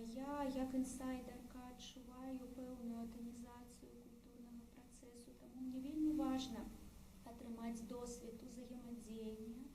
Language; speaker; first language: Belarusian; native; Belarusian